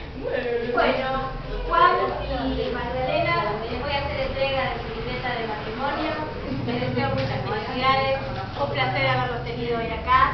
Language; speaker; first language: Spanish; native; Spanish